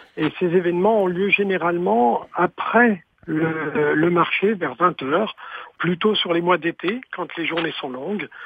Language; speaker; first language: French; native; French